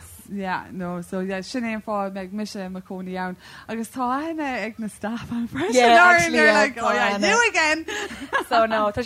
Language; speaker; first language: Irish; non-native, local second language; English